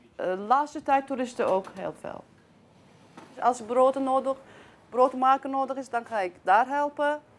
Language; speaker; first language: Dutch; non-native, learner; Turkish